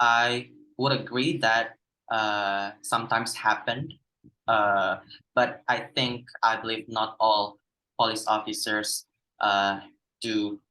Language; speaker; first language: English; non-native, fluent; Indonesian